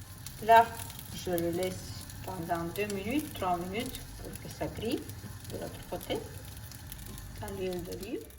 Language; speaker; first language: French; non-native, fluent; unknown